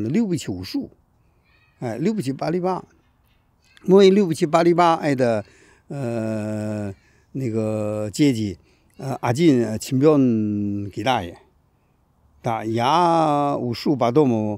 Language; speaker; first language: Russian; non-native, learner; Chinese